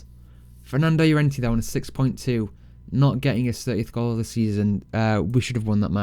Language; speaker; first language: English; native; English